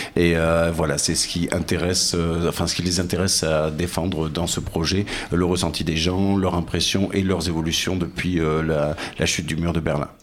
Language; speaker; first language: French; native; French